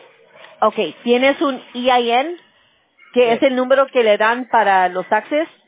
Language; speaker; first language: Spanish; early bilingual, heritage; Spanish